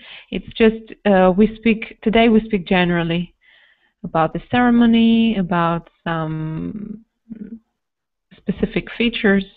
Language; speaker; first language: English; non-native, fluent; Russian